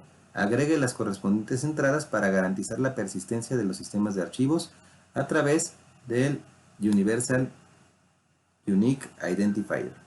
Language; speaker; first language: Spanish; native; Spanish